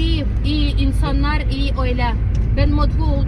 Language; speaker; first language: Turkish; non-native, learner; Russian